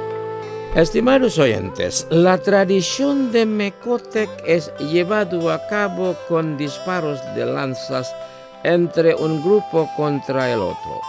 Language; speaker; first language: Spanish; non-native, fluent; Indonesian